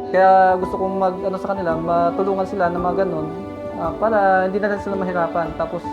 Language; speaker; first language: Filipino; native; Filipino